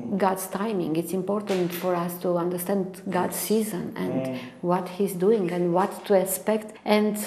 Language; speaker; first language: English; non-native, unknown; Romanian